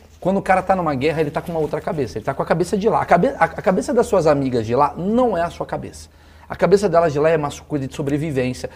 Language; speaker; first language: Portuguese; native; Portuguese